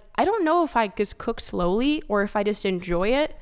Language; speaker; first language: English; early bilingual, other home language; Italian